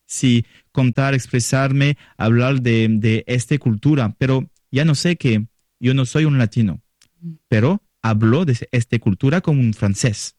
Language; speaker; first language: Spanish; non-native, learner; French